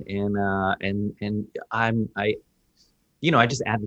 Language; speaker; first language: English; early bilingual, other home language; Spanish